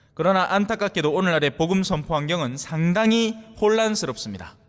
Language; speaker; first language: Korean; native; Korean